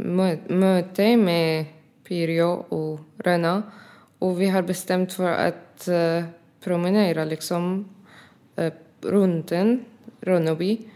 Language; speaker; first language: Swedish; non-native, learner; Arabic